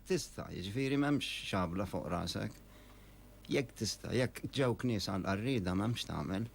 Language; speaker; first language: Maltese; non-native, fluent; Arabic